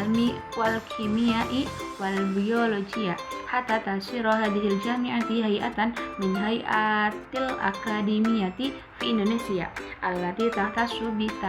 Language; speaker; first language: Arabic; non-native, learner; Indonesian